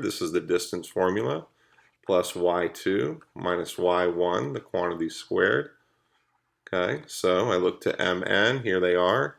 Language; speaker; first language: English; native; English